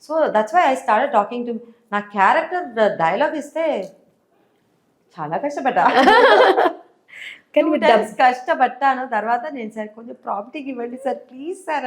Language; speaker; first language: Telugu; non-native, learner; Tamil